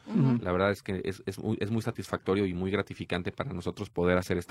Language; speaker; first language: Spanish; native; Spanish